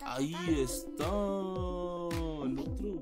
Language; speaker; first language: Spanish; native; Spanish